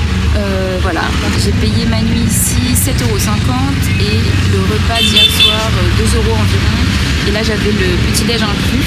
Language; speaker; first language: French; native; French